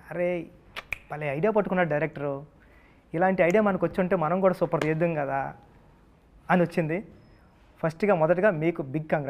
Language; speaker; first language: Telugu; native; Telugu